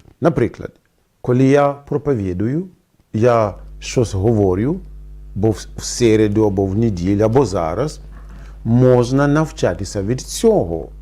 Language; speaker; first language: Ukrainian; non-native, fluent; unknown